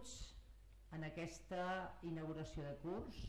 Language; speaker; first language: Catalan; native; Catalan